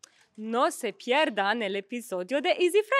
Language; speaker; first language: Spanish; non-native, learner; French